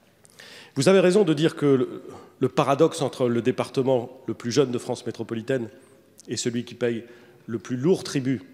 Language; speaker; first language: French; native; French